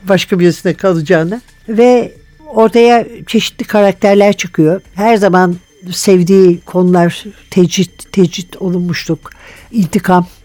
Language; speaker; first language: Turkish; native; Turkish